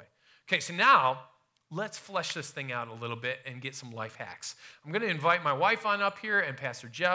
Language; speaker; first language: English; native; English